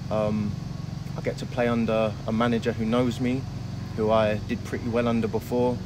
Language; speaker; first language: English; native; English